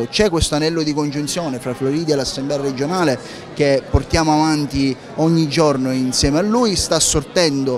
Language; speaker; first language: Italian; native; Italian